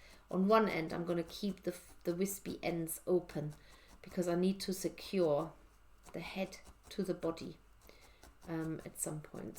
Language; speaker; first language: English; native; English